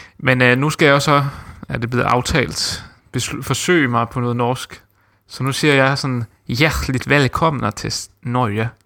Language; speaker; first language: Danish; native; Danish